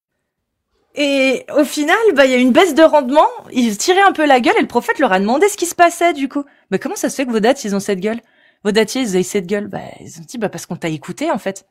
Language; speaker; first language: French; native; French